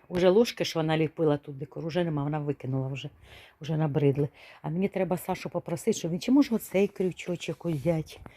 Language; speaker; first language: Ukrainian; native; Ukrainian